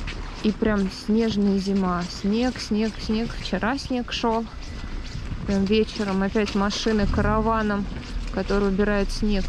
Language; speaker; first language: Russian; native; Russian